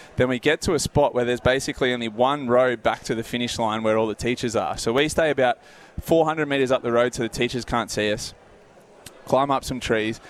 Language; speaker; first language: English; native; English